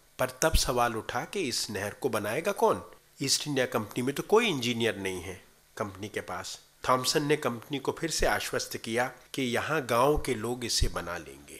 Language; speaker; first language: Hindi; native; Hindi